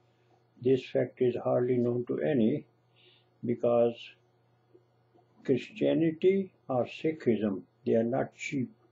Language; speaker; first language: English; non-native, local second language; Punjabi